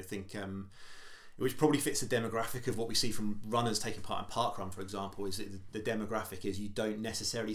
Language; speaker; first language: English; native; English